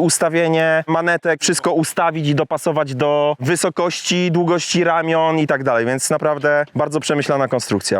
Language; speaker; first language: Polish; native; Polish